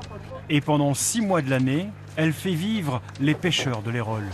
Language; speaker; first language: French; native; French